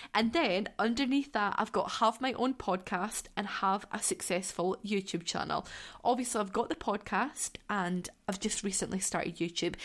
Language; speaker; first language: English; native; English